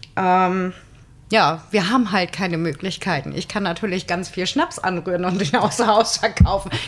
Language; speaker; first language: German; native; German